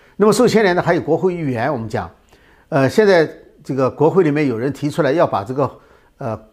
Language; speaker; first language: Chinese; native; Chinese